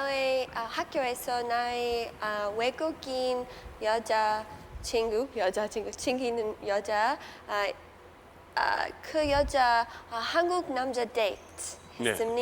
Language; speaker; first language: Korean; non-native, learner; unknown